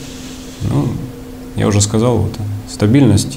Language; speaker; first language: Russian; native; Russian